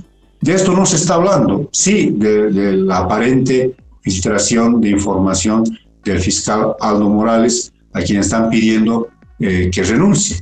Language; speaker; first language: Spanish; native; Spanish